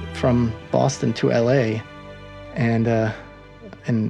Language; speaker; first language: English; non-native, fluent; German